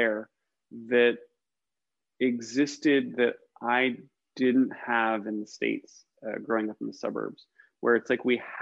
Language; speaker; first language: English; native; English